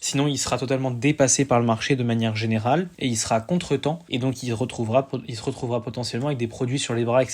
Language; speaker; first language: French; native; French